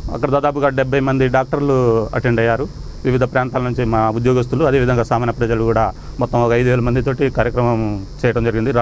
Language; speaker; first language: Telugu; non-native, local second language; Lambadi